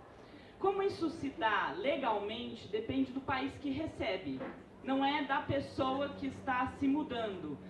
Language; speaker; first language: Portuguese; native; Portuguese